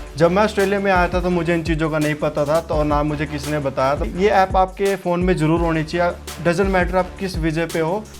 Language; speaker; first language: Hindi; native; Hindi